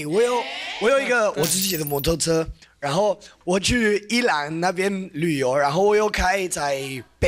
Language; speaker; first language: Chinese; non-native, fluent; Spanish